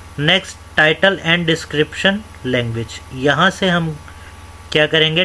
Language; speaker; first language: Urdu; non-native, local second language; Punjabi